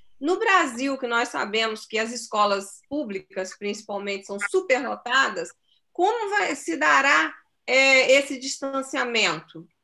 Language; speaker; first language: Portuguese; native; Portuguese